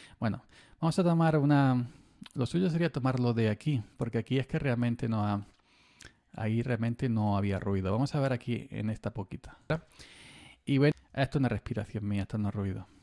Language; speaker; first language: Spanish; native; Spanish